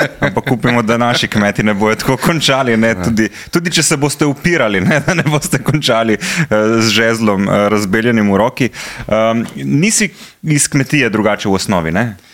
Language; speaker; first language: Slovenian; native; Slovenian